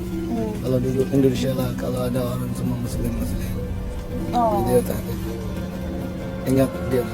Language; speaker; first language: Indonesian; non-native, learner; Rohingya